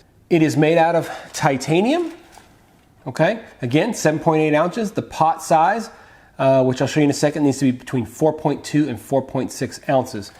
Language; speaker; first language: English; native; English